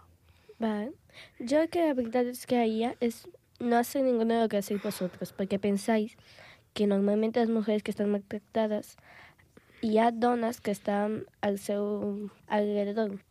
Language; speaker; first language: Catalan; non-native, local second language; Spanish